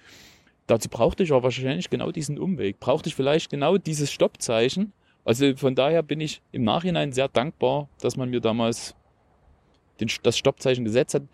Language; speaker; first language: German; native; German